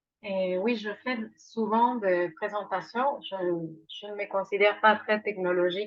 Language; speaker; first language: French; non-native, fluent; Spanish